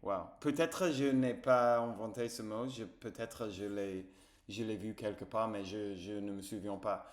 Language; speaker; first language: French; non-native, fluent; English